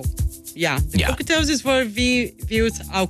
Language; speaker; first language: Dutch; non-native, learner; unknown